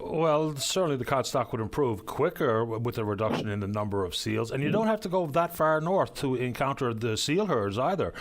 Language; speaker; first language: English; native; English